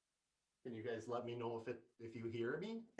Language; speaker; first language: English; native; English